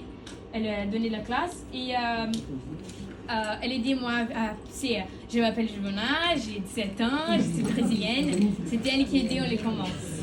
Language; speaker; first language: French; non-native, learner; Portuguese